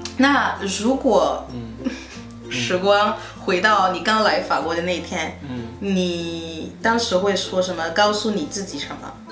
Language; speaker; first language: Chinese; non-native, fluent; French